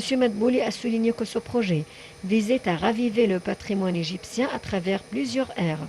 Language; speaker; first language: French; non-native, fluent; Arabic